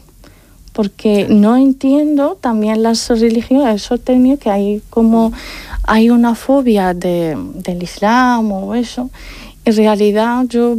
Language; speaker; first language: Spanish; non-native, fluent; Arabic